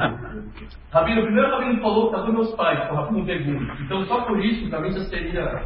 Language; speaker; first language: Portuguese; native; Portuguese